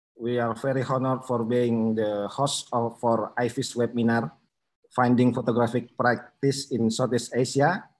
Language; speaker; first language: English; non-native, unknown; Indonesian